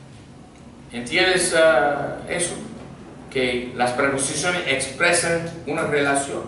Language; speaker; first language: Spanish; non-native, fluent; English